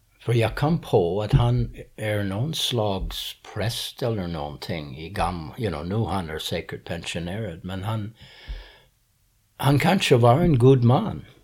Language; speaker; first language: Swedish; non-native, fluent; English